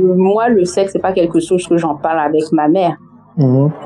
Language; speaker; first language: French; native; French